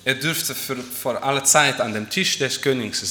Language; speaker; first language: German; non-native, fluent; Dutch